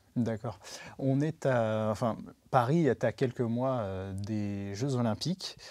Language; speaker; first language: French; native; French